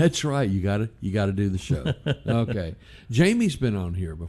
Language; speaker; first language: English; native; English